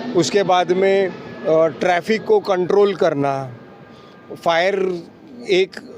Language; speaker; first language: Hindi; non-native, local second language; Marathi